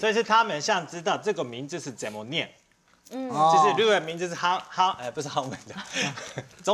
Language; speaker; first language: Chinese; non-native, learner; Japanese